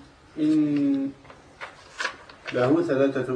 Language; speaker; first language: Arabic; non-native, learner; French